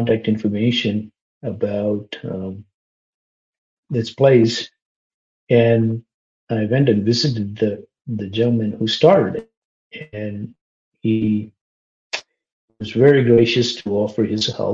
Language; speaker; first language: English; non-native, local second language; Malayalam